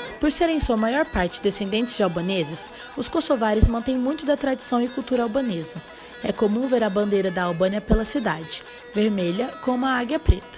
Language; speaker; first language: Portuguese; native; Portuguese